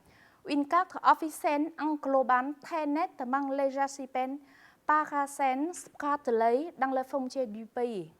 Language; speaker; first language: French; non-native, fluent; Vietnamese